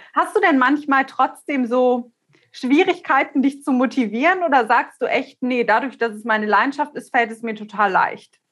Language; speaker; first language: German; native; German